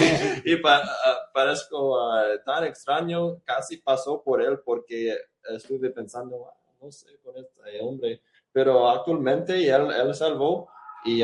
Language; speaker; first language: Spanish; non-native, learner; English